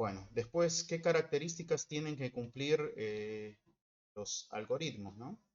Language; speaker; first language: Spanish; native; Spanish